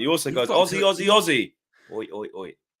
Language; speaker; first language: English; native; English